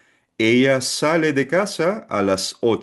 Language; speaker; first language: Spanish; non-native, fluent; Filipino